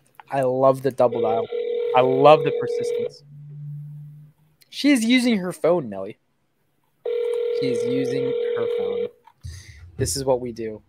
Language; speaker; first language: English; native; English